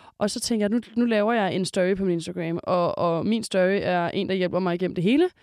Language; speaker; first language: Danish; native; Danish